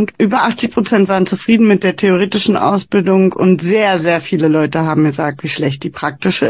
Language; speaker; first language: German; native; German